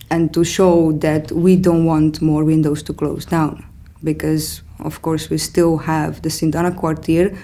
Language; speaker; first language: English; non-native, fluent; Romanian